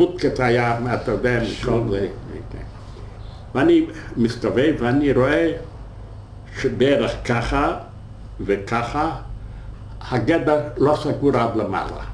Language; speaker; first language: Hebrew; non-native, fluent; Yiddish